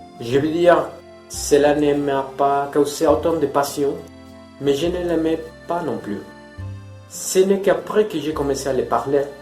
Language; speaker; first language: French; non-native, fluent; Spanish